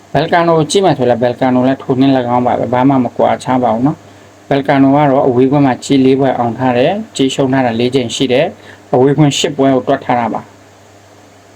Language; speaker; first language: Burmese; native; Burmese